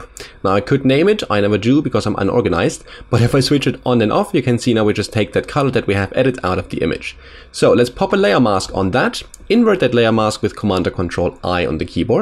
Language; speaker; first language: English; non-native, fluent; German